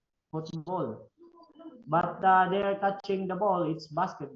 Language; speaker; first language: English; non-native, fluent; Filipino